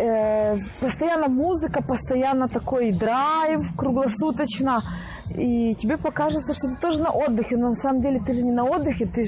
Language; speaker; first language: Russian; native; Russian